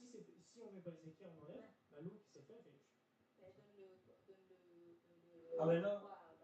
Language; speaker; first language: French; native; French